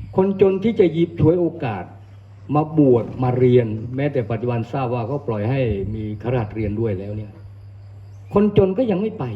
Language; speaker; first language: Thai; non-native, local second language; Northern Khmer